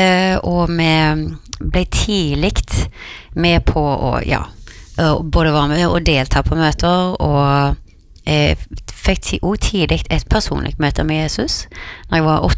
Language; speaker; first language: Norwegian; native; Norwegian